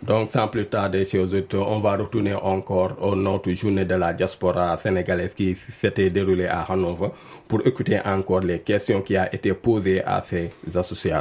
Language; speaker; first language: French; non-native, local second language; Wolof